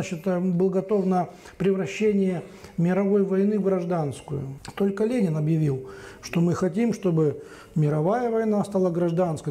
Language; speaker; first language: Russian; native; Russian